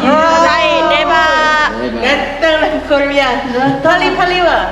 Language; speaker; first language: Malay; native; Malay